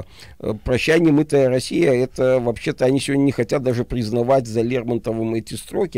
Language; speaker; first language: Russian; native; Russian